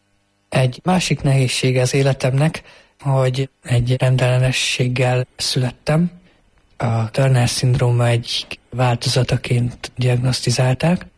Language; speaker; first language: Hungarian; native; Hungarian